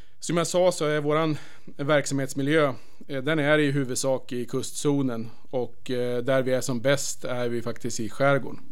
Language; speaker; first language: Swedish; native; Swedish